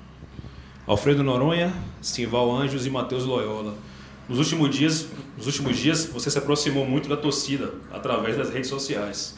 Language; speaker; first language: Portuguese; native; Portuguese